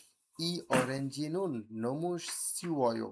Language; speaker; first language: Korean; non-native, fluent; Bangla